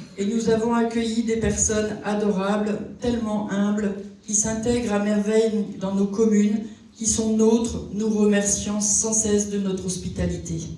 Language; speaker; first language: French; native; French